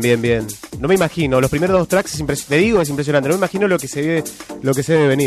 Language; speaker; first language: Spanish; native; Spanish